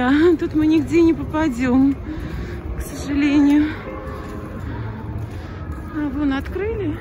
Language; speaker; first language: Russian; native; Russian